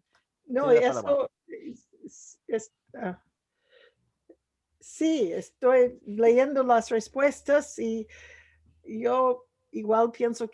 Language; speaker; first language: Spanish; non-native, fluent; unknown